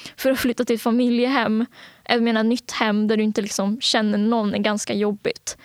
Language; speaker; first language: Swedish; early bilingual, other home language; Bangla